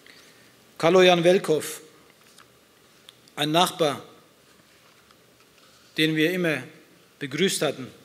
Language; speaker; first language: German; early bilingual, other home language; Turkish